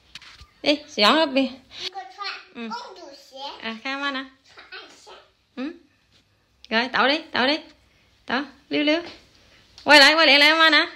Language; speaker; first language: Vietnamese; native; Vietnamese